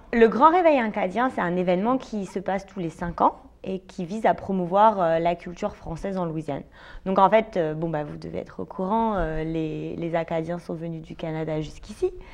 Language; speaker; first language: French; native; French